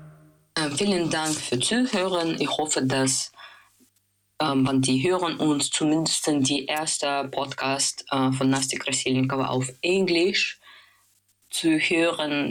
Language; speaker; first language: German; non-native, fluent; Russian